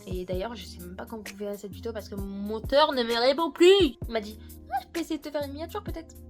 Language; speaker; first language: French; native; French